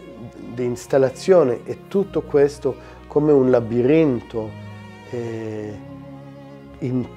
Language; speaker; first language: Italian; non-native, fluent; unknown